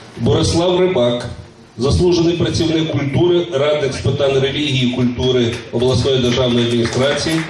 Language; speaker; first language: Ukrainian; native; Ukrainian